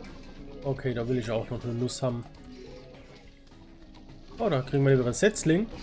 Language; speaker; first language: German; native; German